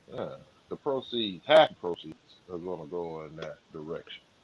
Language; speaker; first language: English; native; English